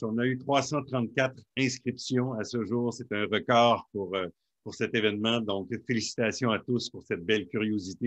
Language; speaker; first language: French; native; French